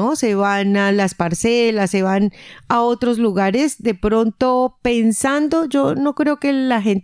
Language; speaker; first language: Spanish; native; Spanish